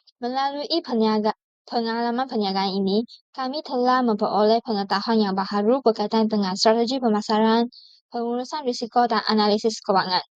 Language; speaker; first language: Malay; non-native, local second language; Chinese